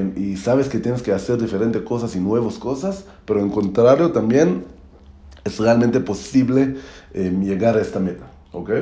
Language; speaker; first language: Spanish; non-native, learner; Hebrew